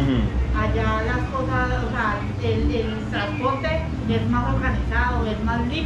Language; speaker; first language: Spanish; native; Spanish